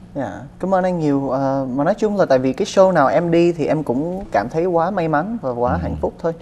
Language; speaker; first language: Vietnamese; early bilingual, other home language; English